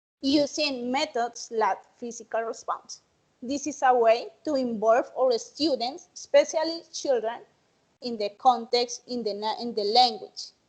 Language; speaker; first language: English; non-native, learner; Spanish